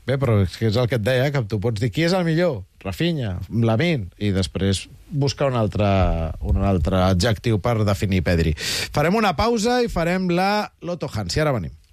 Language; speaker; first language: Catalan; native; Catalan